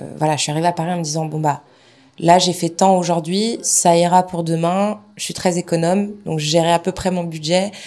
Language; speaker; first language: French; native; French